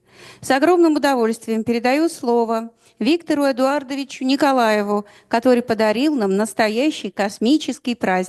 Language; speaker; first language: Russian; native; Russian